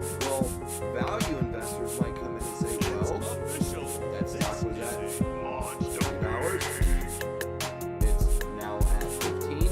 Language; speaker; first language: English; native; English